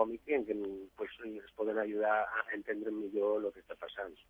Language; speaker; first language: Catalan; non-native, fluent; Italian